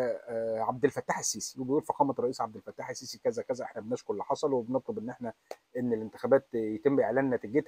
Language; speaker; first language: Arabic; native; Arabic